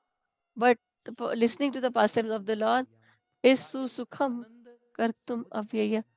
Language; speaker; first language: English; non-native, local second language; Hindi